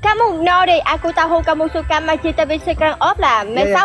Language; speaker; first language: Indonesian; non-native, learner; Vietnamese